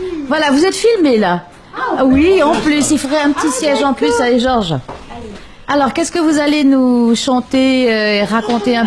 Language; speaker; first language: French; native; French